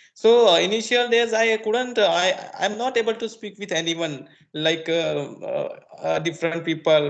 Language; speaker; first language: English; non-native, learner; Marathi